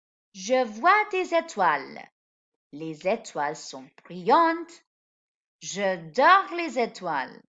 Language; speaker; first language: French; non-native, fluent; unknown